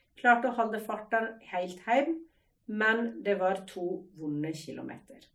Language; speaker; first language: Norwegian; native; Norwegian